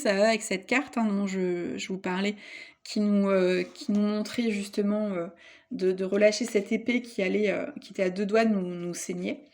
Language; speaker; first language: French; native; French